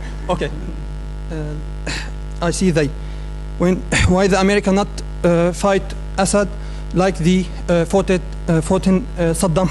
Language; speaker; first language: English; non-native, learner; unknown